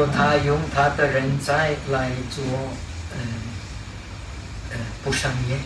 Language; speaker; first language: Chinese; non-native, fluent; Czech